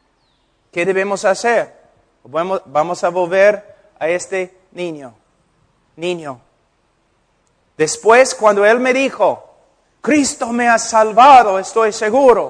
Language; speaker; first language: Spanish; non-native, fluent; English